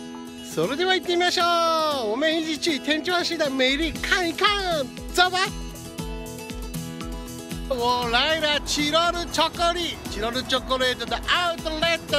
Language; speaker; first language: Chinese; non-native, fluent; Japanese